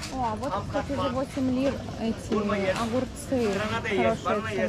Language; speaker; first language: Russian; native; Russian